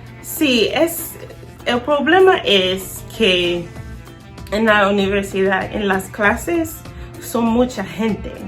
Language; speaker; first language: Spanish; non-native, learner; English